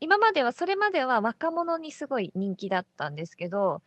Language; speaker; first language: Japanese; native; Japanese